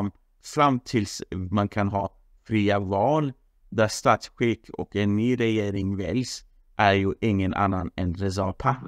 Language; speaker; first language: Swedish; non-native, fluent; Persian